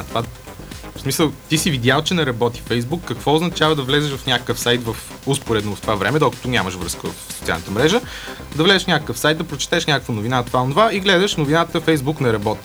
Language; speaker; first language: Bulgarian; native; Bulgarian